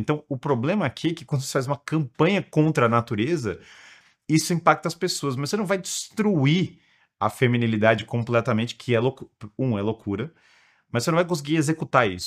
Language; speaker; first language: Portuguese; native; Portuguese